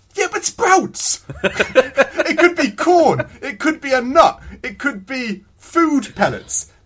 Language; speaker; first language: English; native; English